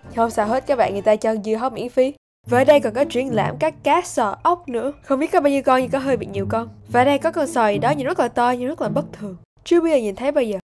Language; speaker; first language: Vietnamese; early bilingual, heritage; Vietnamese